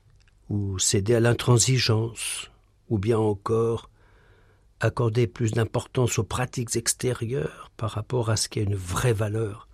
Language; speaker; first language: French; native; French